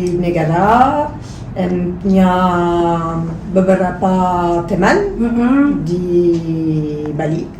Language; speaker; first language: Indonesian; non-native, learner; French